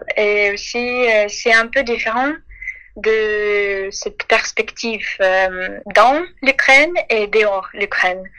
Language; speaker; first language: French; non-native, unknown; Ukrainian